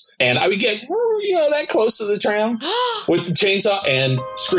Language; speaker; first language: English; native; English